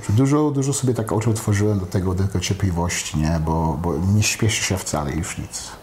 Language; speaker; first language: Polish; early bilingual, heritage; Polish